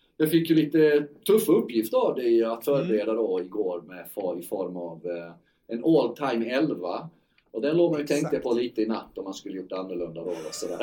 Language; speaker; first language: Swedish; native; Swedish